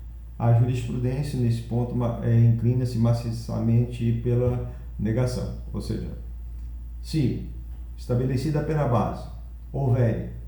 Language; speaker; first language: Portuguese; native; Portuguese